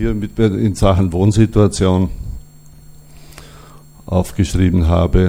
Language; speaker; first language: German; native; German